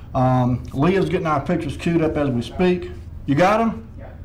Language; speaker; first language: English; native; English